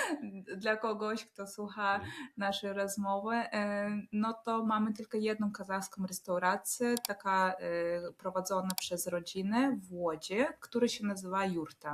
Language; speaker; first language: Polish; non-native, fluent; Russian